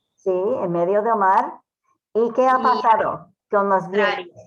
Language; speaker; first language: Spanish; non-native, fluent; English